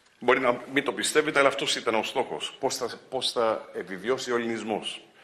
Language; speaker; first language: Greek; early bilingual, heritage; Greek